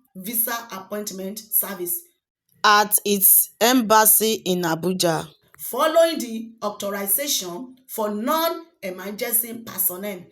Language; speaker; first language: English; non-native, local second language; Yoruba